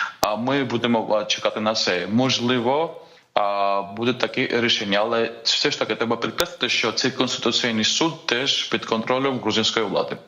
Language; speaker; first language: Ukrainian; non-native, fluent; Georgian